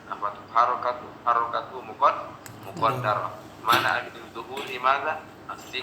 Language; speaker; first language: Arabic; non-native, fluent; Indonesian